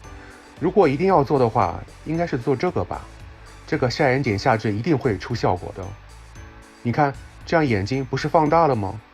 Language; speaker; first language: Chinese; native; Chinese